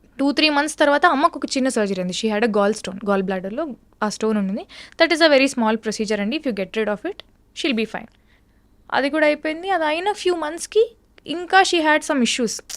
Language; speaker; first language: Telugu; native; Telugu